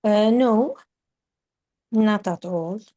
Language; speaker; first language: English; non-native, learner; Arabic